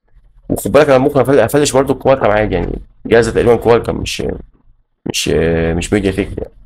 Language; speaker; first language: Arabic; native; Arabic